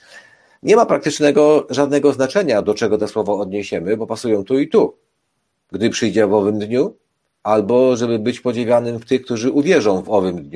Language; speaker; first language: Polish; native; Polish